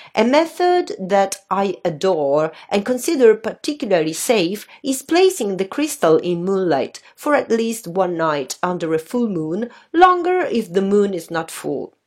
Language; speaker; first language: English; non-native, fluent; Italian